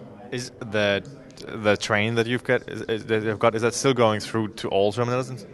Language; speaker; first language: English; non-native, fluent; German